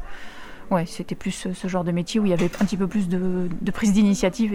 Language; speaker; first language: French; native; French